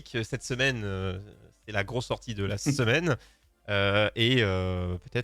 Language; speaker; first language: French; native; French